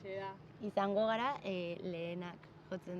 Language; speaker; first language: Basque; non-native, local second language; Spanish